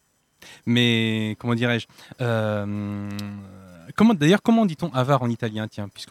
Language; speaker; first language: French; native; French